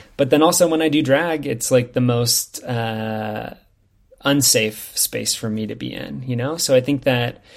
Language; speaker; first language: English; native; English